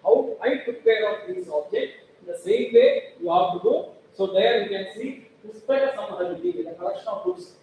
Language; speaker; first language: English; non-native, local second language; Malayalam